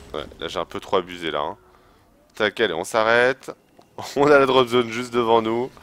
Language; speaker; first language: French; native; French